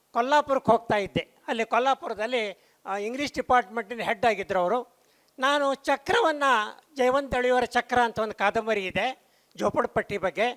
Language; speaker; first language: Kannada; non-native, local second language; Konkani